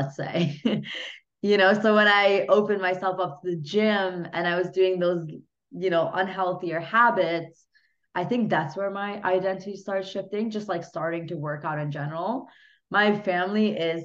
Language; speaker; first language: English; non-native, fluent; Hungarian